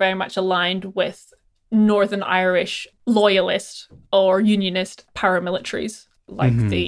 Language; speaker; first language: English; native; English